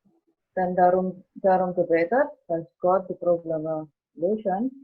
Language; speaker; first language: German; non-native, learner; Indonesian